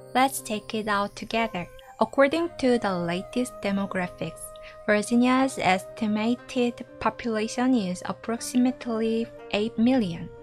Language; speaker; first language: English; non-native, fluent; Korean